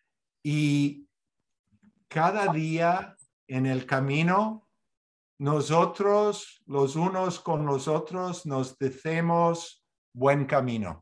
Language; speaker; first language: Spanish; non-native, fluent; English